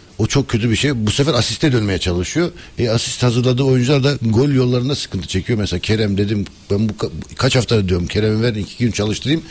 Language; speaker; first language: Turkish; early bilingual, heritage; Turkish